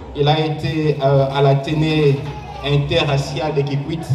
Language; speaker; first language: French; non-native, local second language; Lingala